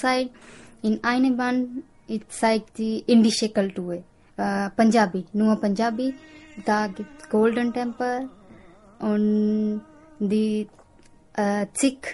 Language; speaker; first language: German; non-native, learner; Punjabi